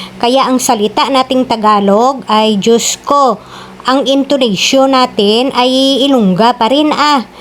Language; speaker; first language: Filipino; non-native, local second language; Kinaray-a